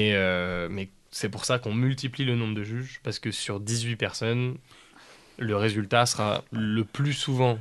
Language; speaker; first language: French; native; French